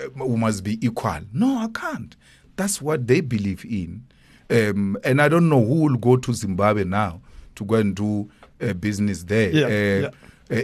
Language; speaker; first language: English; non-native, local second language; Northern Sotho